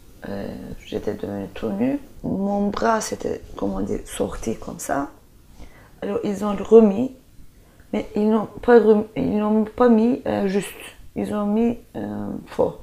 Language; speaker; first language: French; non-native, fluent; Turkish